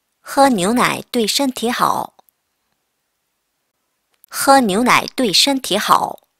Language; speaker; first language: Chinese; non-native, fluent; Korean